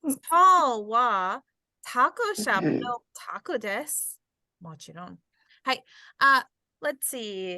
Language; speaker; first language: Japanese; non-native, fluent; English